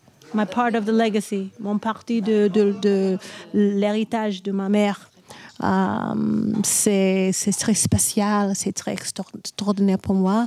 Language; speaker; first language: French; non-native, learner; English